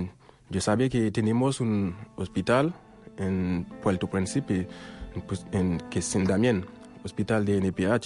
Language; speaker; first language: Spanish; non-native, local second language; Haitian Creole